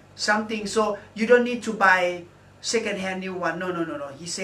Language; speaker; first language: English; non-native, learner; Thai